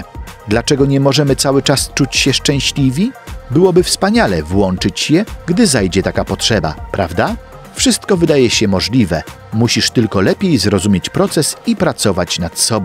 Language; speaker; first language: Polish; native; Polish